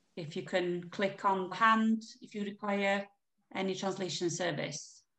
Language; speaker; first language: English; non-native, local second language; Welsh